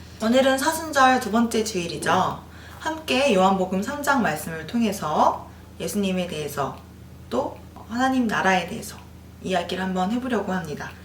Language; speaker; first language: Korean; native; Korean